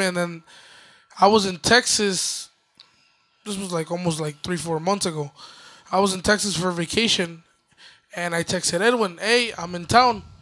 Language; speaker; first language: English; early bilingual, other home language; Spanish